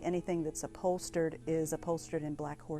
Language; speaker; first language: English; native; English